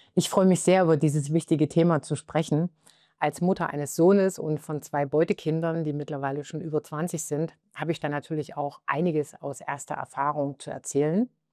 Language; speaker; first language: German; native; German